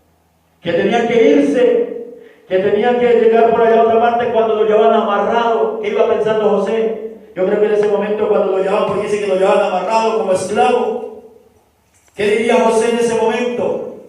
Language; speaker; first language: Spanish; native; Spanish